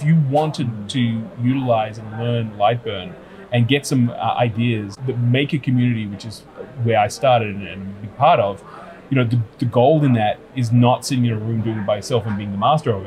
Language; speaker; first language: English; native; English